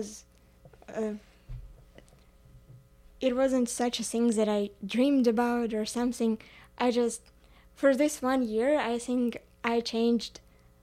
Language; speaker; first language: English; non-native, fluent; Ukrainian